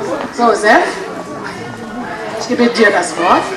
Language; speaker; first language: German; non-native, fluent; French